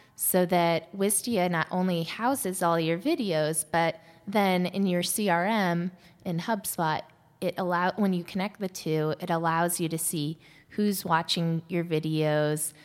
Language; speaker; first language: English; native; English